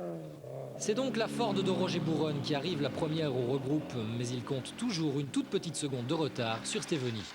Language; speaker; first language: French; native; French